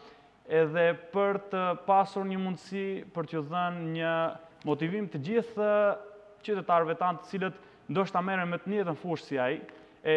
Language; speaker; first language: Albanian; native; Albanian